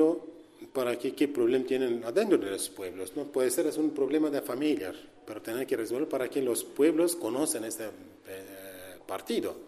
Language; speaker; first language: Spanish; non-native, learner; Kurdish